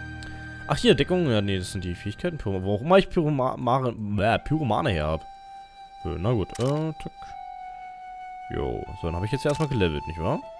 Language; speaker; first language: German; native; German